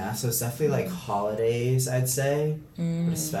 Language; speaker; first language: English; native; English